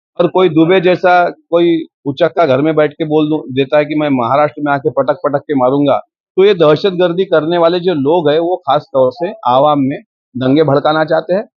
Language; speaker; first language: Hindi; non-native, local second language; Marathi